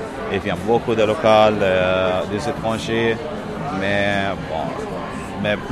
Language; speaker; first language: French; non-native, fluent; Portuguese